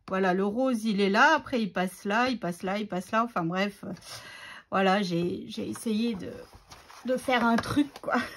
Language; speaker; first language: French; native; French